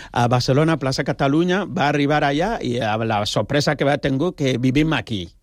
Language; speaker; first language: Catalan; non-native, fluent; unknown